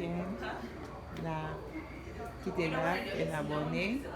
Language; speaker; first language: French; non-native, local second language; Haitian Creole